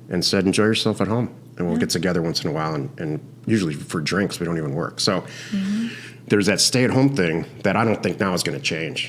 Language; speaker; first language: English; native; English